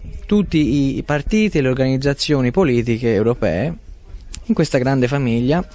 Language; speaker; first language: Italian; native; Italian